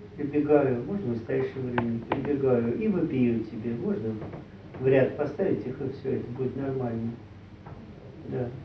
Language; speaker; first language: Russian; native; Russian